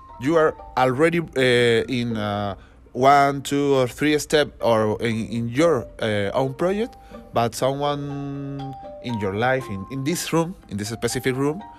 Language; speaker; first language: English; non-native, learner; Spanish